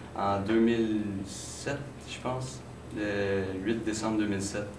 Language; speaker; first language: French; native; French